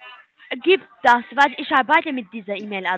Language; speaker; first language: German; non-native, learner; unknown